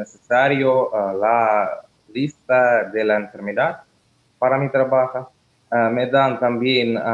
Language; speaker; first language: Spanish; non-native, learner; Russian